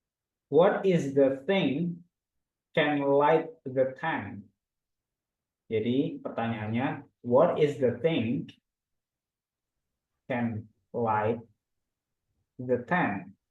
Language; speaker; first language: English; non-native, fluent; Indonesian